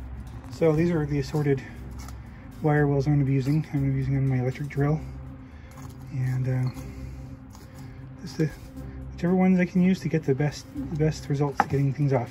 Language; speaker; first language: English; native; English